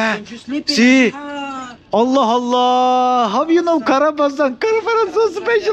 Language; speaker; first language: English; non-native, learner; Turkish